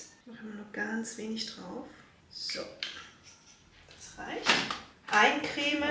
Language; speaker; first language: German; native; German